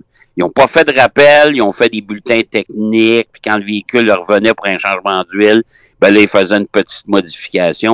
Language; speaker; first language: French; native; French